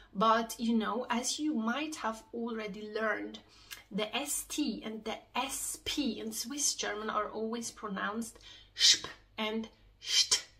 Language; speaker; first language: English; non-native, fluent; Swiss German